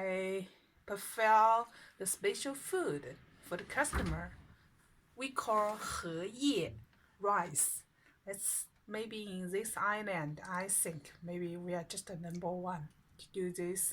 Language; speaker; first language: English; non-native, learner; Chinese